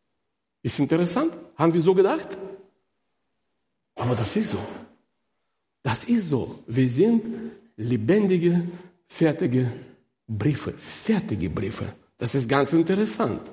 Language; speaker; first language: German; non-native, fluent; Russian